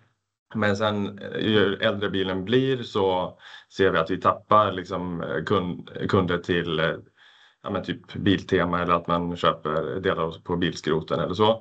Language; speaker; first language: Swedish; native; Swedish